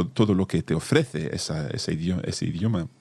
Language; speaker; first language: Spanish; non-native, fluent; English